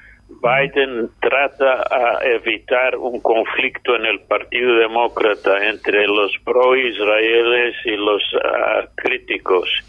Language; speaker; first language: Spanish; non-native, fluent; English